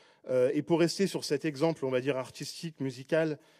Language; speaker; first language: French; native; French